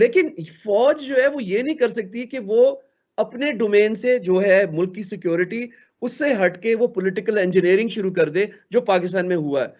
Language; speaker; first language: Urdu; native; Urdu